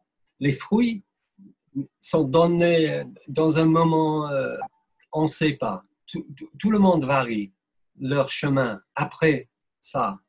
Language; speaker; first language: French; non-native, fluent; English